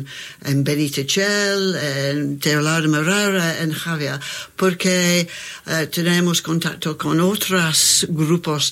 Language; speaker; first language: Spanish; non-native, learner; English